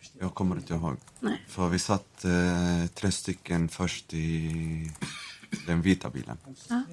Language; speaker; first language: Swedish; non-native, fluent; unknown